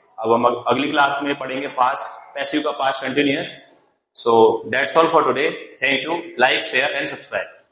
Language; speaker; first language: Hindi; native; Hindi